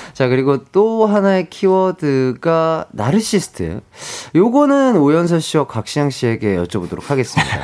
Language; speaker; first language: Korean; native; Korean